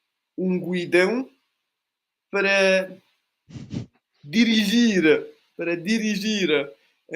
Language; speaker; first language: Portuguese; non-native, fluent; Italian